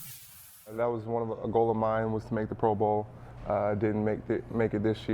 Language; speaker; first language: English; native; English